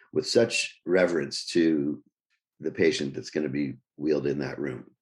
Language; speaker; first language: English; native; English